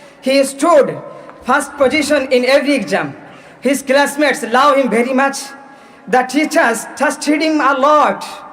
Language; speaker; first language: English; non-native, local second language; Bangla